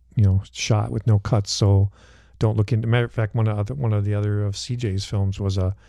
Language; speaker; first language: English; native; English